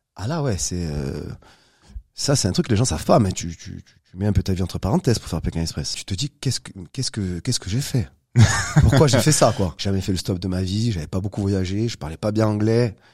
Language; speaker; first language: French; native; French